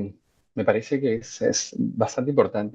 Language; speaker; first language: Spanish; native; Spanish